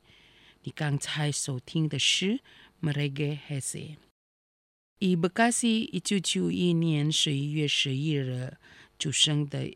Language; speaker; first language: Chinese; non-native, fluent; Indonesian